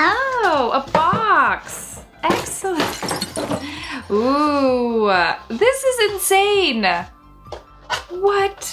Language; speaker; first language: English; native; English